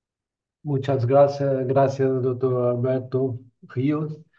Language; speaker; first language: Spanish; non-native, fluent; Portuguese